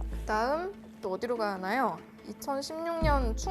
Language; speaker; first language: Korean; native; Korean